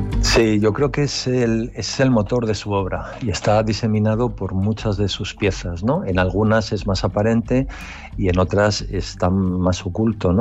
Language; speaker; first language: Spanish; native; Spanish